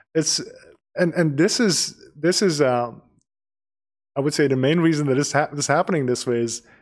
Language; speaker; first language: English; non-native, fluent; Persian